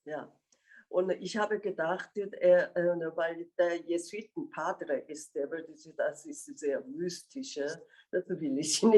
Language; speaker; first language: German; non-native, fluent; Korean